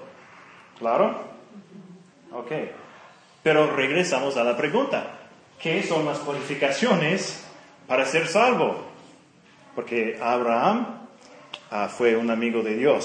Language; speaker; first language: Spanish; non-native, fluent; English